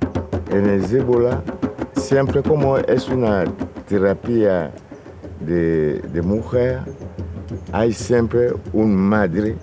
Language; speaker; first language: Spanish; non-native, fluent; Lingala